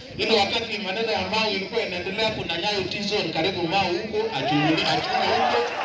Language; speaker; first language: Swahili; non-native, local second language; Kalenjin